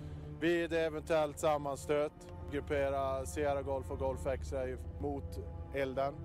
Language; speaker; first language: Swedish; native; Swedish